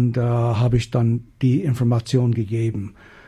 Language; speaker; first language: German; non-native, learner; English